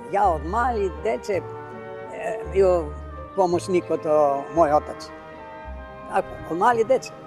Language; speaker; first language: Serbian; non-native, learner; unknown